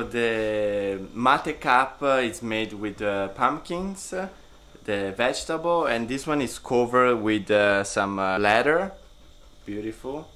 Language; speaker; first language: English; non-native, learner; Italian